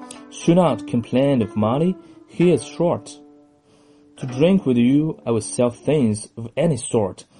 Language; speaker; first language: English; non-native, fluent; Chinese